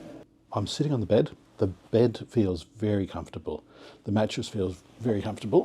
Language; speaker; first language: English; native; English